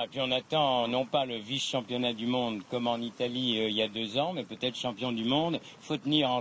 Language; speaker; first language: French; native; French